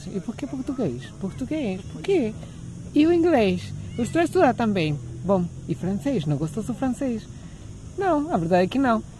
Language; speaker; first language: Portuguese; non-native, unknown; Spanish